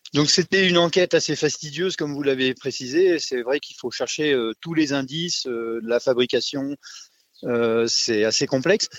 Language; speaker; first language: French; native; French